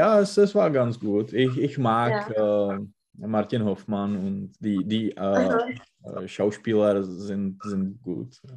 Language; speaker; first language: German; non-native, learner; Czech